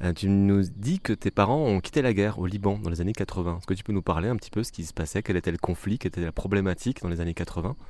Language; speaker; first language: French; native; French